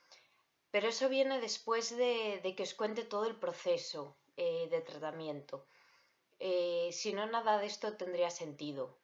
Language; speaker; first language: Spanish; native; Spanish